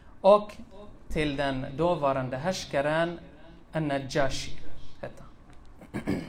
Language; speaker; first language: Swedish; early bilingual, other home language; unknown